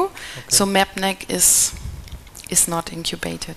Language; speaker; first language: English; non-native, fluent; German